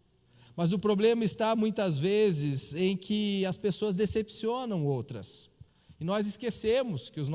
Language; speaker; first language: Portuguese; native; Portuguese